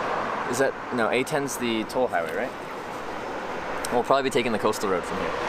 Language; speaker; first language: English; native; English